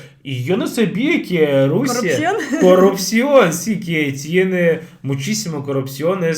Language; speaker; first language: Spanish; non-native, fluent; Russian